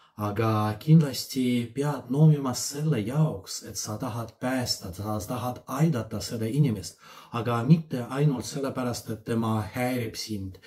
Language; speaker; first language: Estonian; non-native, fluent; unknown